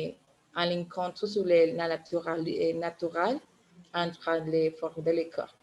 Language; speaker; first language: French; non-native, learner; Spanish